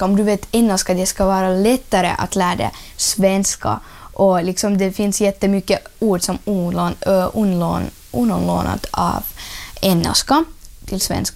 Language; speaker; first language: Swedish; non-native, learner; Ukrainian